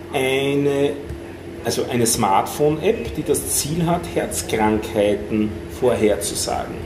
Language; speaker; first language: German; native; German